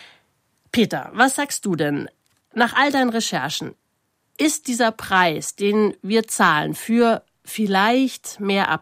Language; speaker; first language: German; native; German